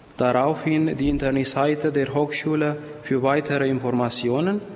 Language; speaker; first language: German; non-native, fluent; Amharic